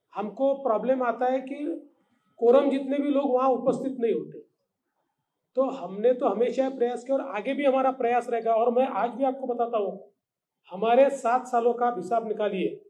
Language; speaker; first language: Hindi; non-native, local second language; Marathi